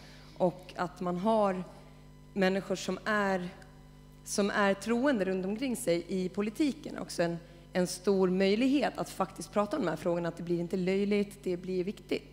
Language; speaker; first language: Swedish; native; Swedish